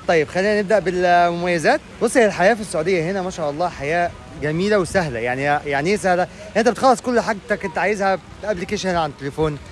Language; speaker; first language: Egyptian Arabic; early bilingual, heritage; Arabic